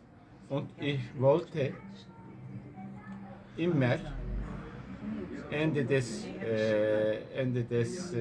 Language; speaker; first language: German; non-native, learner; Turkish